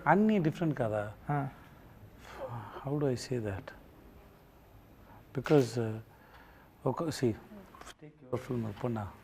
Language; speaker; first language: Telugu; non-native, learner; Tamil